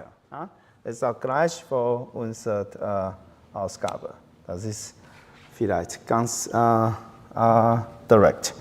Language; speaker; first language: German; non-native, learner; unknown